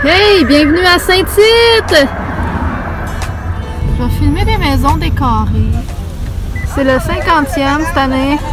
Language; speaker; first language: French; native; French